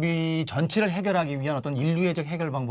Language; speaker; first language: Korean; native; Korean